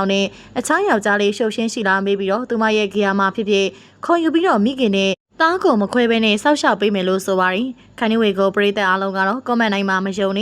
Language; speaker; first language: Burmese; native; Burmese